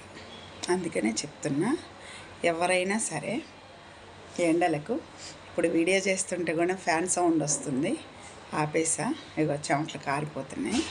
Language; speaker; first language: Telugu; native; Telugu